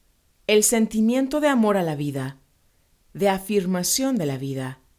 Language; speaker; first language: Spanish; native; Spanish